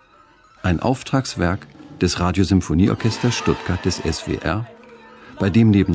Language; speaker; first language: German; native; German